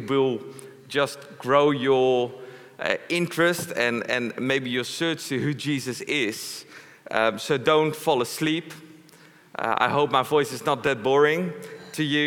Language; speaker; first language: English; non-native, fluent; Dutch